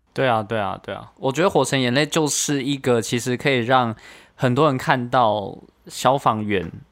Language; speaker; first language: Chinese; native; Chinese